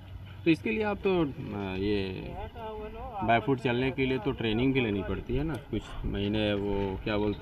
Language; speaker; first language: Hindi; native; Hindi